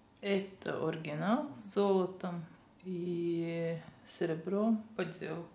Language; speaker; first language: Russian; non-native, learner; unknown